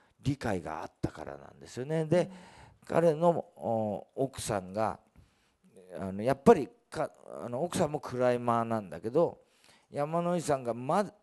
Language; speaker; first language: Japanese; native; Japanese